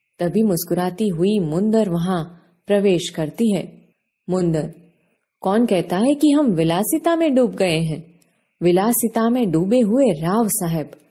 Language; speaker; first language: Hindi; non-native, local second language; Gujarati